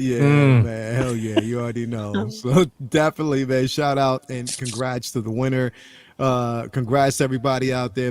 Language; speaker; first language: English; native; English